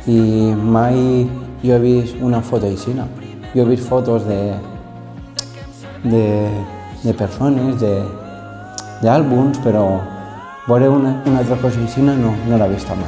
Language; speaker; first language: Catalan; non-native, local second language; Spanish